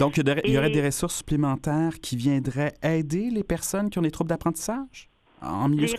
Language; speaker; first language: French; native; French